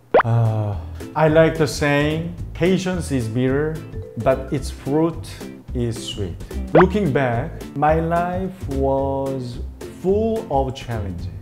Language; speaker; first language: English; non-native, learner; Korean